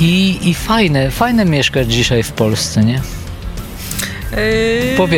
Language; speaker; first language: Polish; non-native, fluent; Bulgarian